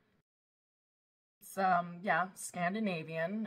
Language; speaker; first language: English; native; English